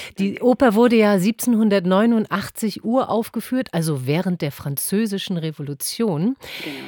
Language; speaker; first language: German; native; German